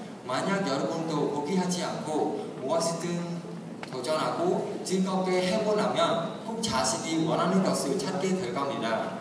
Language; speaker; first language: Korean; non-native, learner; Khmer